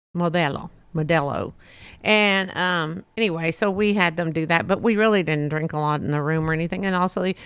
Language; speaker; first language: English; early bilingual, other home language; Spanish